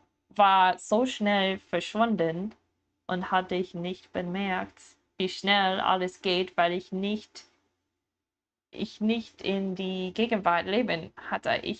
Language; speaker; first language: German; non-native, learner; English